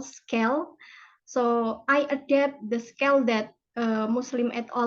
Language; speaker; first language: English; non-native, fluent; Indonesian